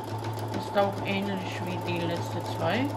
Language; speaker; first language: German; non-native, learner; Croatian